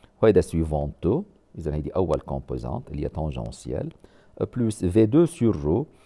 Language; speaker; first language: French; non-native, local second language; Arabic